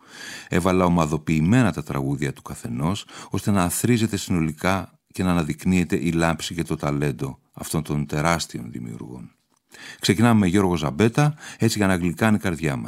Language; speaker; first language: Greek; native; Greek